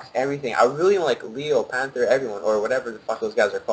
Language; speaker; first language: English; native; English